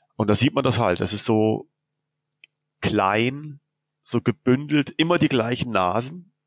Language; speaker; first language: German; native; German